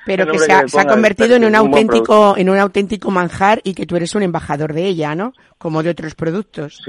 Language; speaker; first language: Spanish; native; Spanish